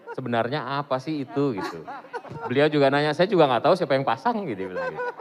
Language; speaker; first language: Indonesian; native; Indonesian